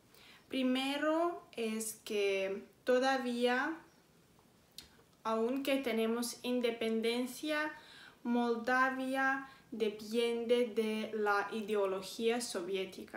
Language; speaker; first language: Spanish; non-native, fluent; Romanian